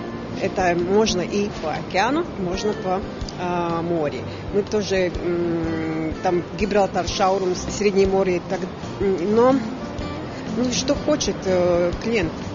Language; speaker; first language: Russian; non-native, fluent; Latvian